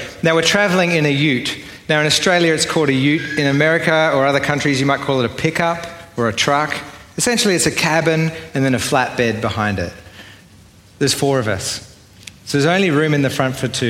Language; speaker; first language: English; native; English